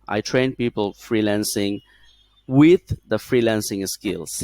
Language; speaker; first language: English; non-native, local second language; Bangla